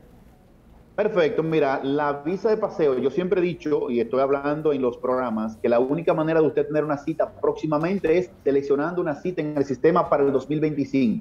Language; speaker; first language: Spanish; native; Spanish